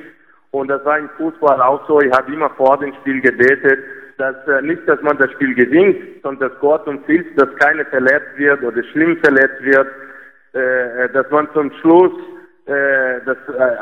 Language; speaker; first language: German; non-native, fluent; Portuguese